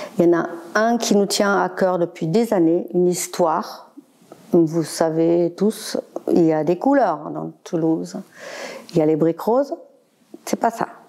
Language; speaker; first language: French; non-native, fluent; German